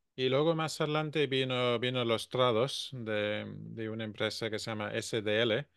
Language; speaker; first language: Spanish; non-native, fluent; English